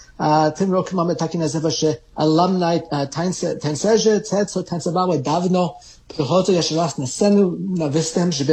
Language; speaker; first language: Polish; early bilingual, heritage; Polish